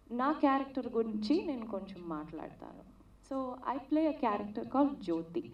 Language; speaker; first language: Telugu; non-native, learner; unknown